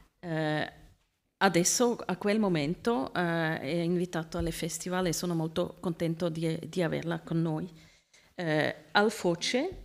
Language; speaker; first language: Italian; non-native, learner; Swiss German